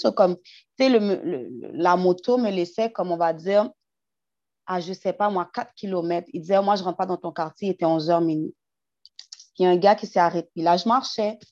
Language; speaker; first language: French; early bilingual, heritage; French